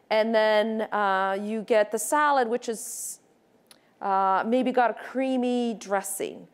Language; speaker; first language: English; native; English